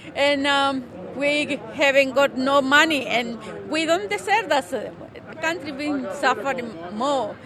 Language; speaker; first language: English; non-native, learner; Spanish